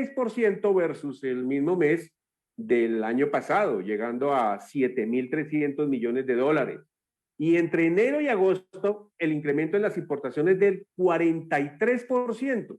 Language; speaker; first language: Spanish; native; Spanish